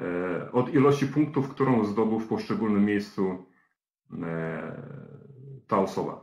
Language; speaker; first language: Polish; native; Polish